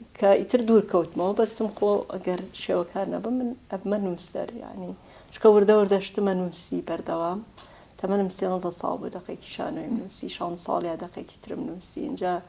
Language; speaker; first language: Central Kurdish; non-native, local second language; Gurani